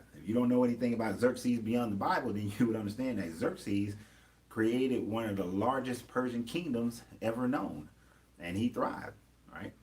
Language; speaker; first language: English; native; English